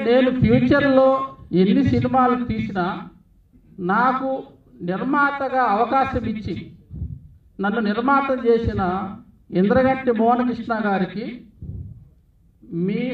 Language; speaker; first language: Telugu; native; Telugu